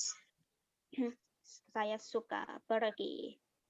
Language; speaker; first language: Indonesian; non-native, learner; Thai